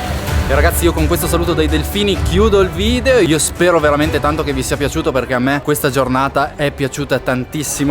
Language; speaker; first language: Italian; native; Italian